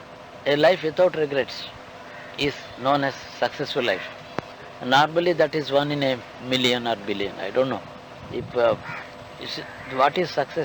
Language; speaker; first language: English; non-native, local second language; Telugu